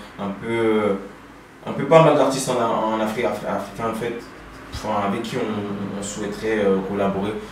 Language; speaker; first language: French; early bilingual, other home language; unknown